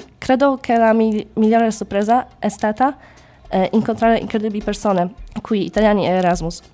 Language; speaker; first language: Italian; non-native, learner; Polish